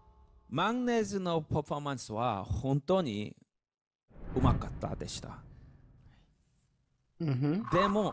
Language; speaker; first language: Japanese; non-native, learner; Korean